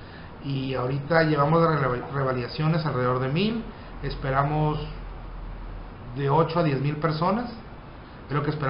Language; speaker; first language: Spanish; native; Spanish